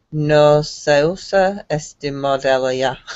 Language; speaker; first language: Spanish; non-native, learner; English